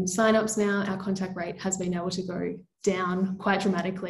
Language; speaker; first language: English; native; English